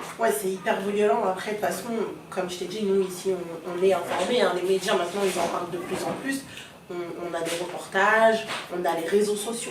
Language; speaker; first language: French; early bilingual, other home language; Soninke